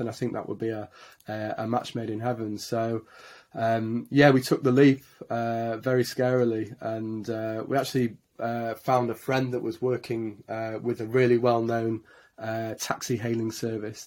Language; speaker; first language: English; native; English